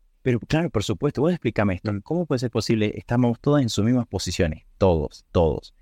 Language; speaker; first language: Spanish; native; Spanish